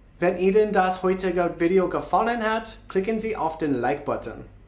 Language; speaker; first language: German; non-native, learner; English